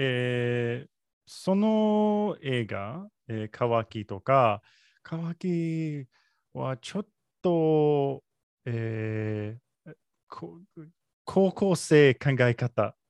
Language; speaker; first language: Japanese; non-native, learner; English